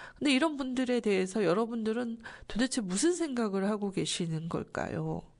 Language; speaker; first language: Korean; native; Korean